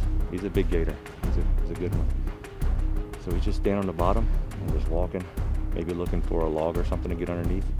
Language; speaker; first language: English; native; English